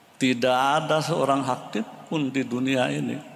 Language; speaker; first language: Indonesian; non-native, local second language; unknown